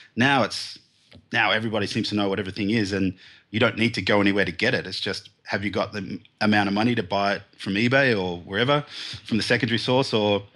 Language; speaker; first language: English; native; English